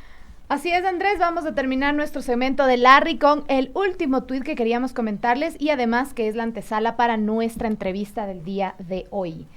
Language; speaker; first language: Spanish; native; Spanish